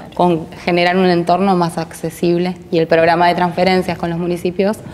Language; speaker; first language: Spanish; native; Spanish